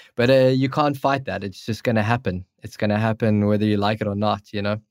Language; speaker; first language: English; native; English